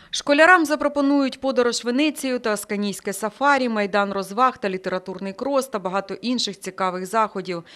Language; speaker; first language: Ukrainian; native; Ukrainian